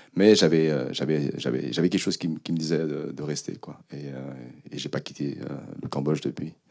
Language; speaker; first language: French; early bilingual, other home language; Khmer